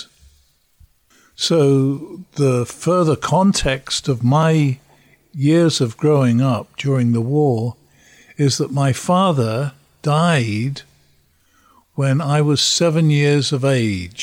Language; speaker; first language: English; native; English